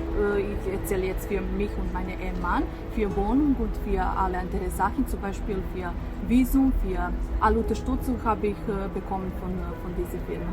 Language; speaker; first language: German; non-native, learner; Serbian